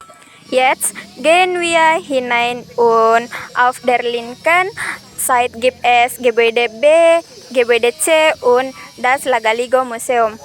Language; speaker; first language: German; non-native, learner; Indonesian